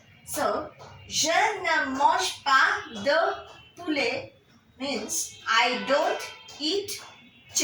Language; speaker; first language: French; non-native, fluent; Bangla